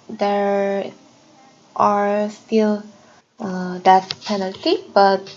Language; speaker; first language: English; non-native, learner; Korean